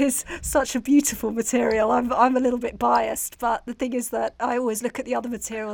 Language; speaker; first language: English; native; English